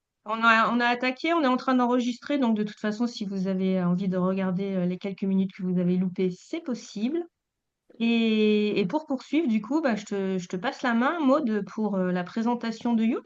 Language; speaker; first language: French; native; French